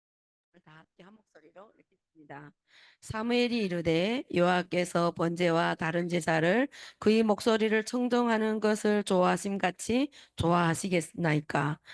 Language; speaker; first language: Korean; native; Korean